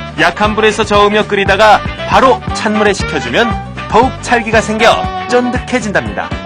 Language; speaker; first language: Korean; native; Korean